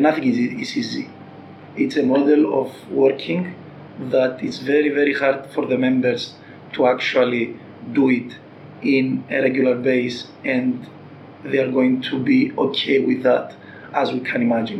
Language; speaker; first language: English; non-native, fluent; Greek